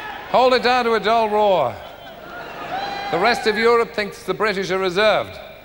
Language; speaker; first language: English; native; English